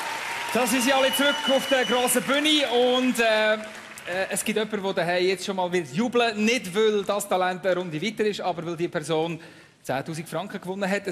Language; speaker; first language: German; native; German